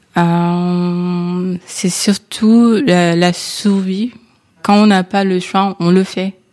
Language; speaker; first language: French; non-native, local second language; Kinyarwanda